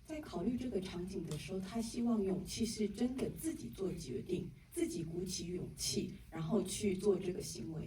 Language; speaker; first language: Chinese; native; Chinese